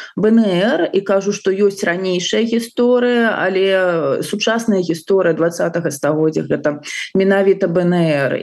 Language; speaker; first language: Belarusian; non-native, local second language; Russian